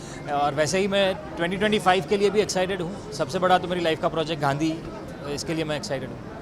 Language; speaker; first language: Hindi; native; Hindi